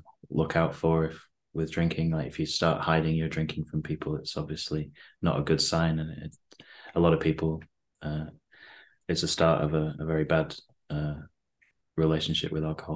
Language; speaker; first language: English; native; English